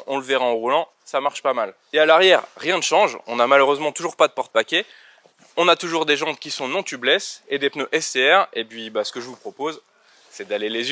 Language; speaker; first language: French; native; French